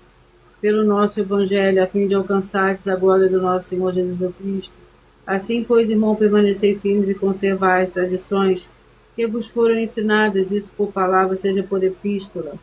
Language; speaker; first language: Portuguese; native; Portuguese